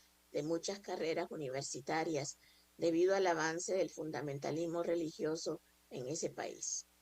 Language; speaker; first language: Spanish; native; Spanish